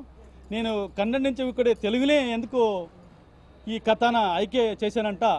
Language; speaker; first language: Telugu; non-native, learner; Kannada